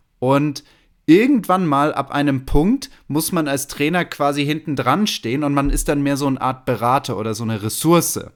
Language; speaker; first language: German; native; German